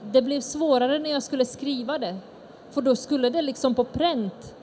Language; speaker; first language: Swedish; early bilingual, other home language; Bosnian